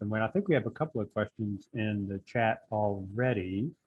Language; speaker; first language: English; native; English